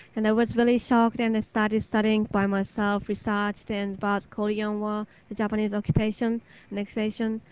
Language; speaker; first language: English; non-native, fluent; Japanese